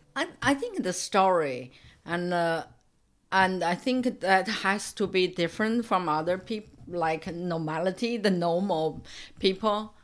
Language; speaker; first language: English; non-native, fluent; Chinese